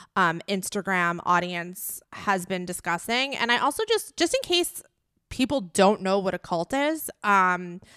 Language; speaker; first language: English; native; English